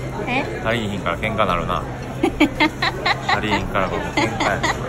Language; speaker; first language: Japanese; native; Japanese